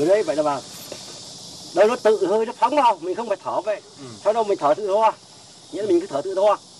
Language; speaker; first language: Vietnamese; native; Vietnamese